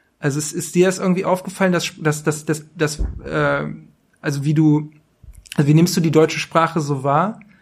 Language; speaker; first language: German; native; German